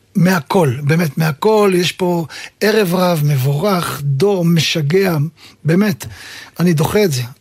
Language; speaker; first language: Hebrew; early bilingual, other home language; Arabic